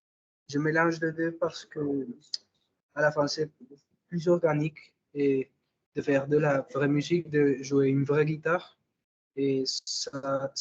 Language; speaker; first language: French; non-native, fluent; Spanish